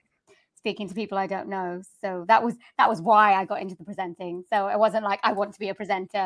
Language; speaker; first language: English; native; English